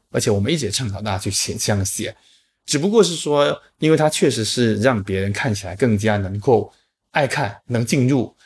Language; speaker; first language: Chinese; non-native, local second language; Min Nan Chinese